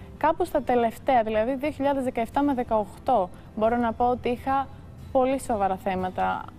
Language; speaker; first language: Greek; early bilingual, heritage; Greek